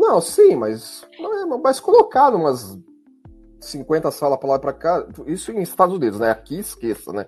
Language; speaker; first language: Portuguese; native; Portuguese